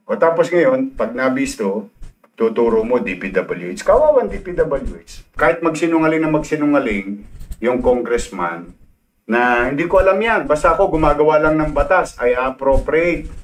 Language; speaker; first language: Filipino; native; Filipino